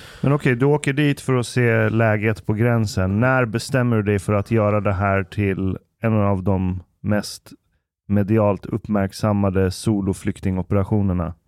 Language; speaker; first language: Swedish; native; Swedish